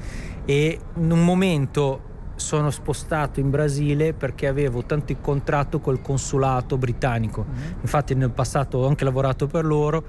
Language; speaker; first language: Italian; native; Italian